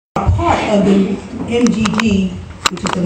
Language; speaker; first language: English; native; English